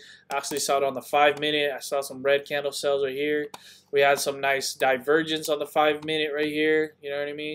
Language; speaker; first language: English; native; English